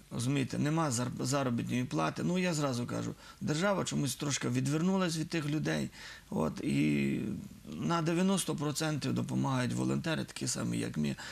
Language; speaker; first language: Ukrainian; native; Ukrainian